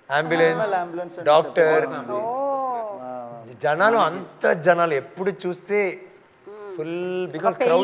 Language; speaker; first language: Telugu; non-native, local second language; Tamil